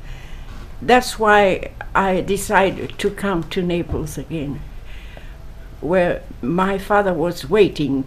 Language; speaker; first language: English; non-native, fluent; Italian